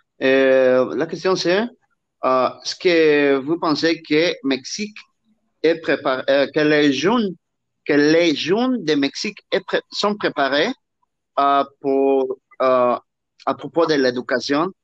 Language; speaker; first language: French; non-native, learner; Spanish